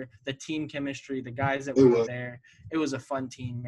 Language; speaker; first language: English; native; English